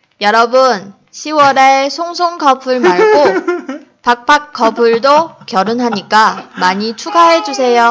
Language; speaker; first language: Korean; non-native, fluent; Chinese